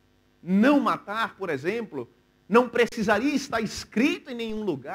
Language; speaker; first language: Portuguese; native; Portuguese